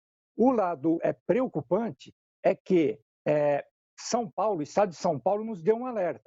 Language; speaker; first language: Portuguese; native; Portuguese